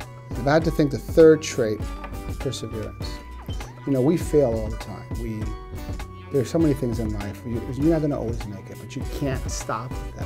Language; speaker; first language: English; early bilingual, other home language; Spanish